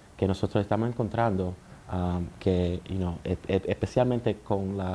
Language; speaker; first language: Spanish; early bilingual, heritage; Spanish